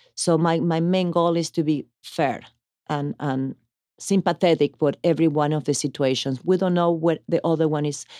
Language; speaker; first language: English; non-native, fluent; Italian